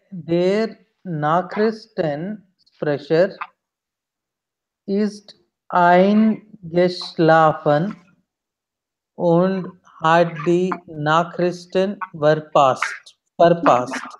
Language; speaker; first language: German; non-native, learner; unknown